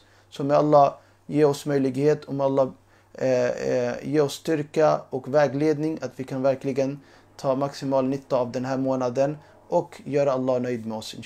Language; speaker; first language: Swedish; early bilingual, other home language; Urdu